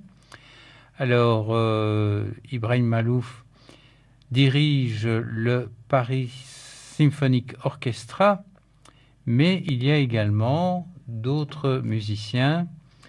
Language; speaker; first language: French; native; French